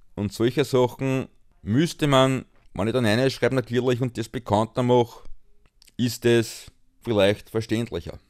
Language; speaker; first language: German; native; German